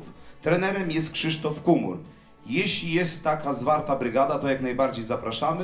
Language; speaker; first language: Polish; native; Polish